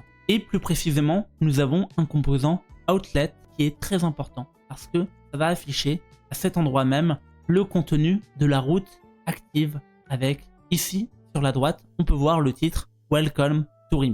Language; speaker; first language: French; native; French